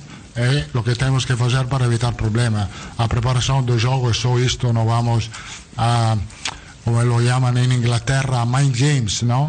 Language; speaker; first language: Portuguese; non-native, learner; Italian